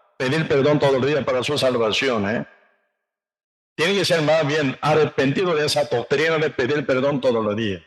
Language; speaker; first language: Spanish; non-native, learner; Korean